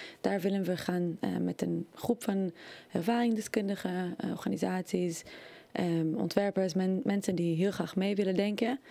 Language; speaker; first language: Dutch; non-native, fluent; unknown